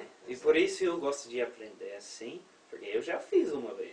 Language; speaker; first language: Portuguese; non-native, fluent; English